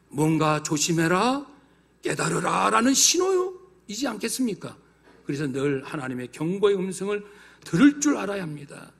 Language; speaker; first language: Korean; native; Korean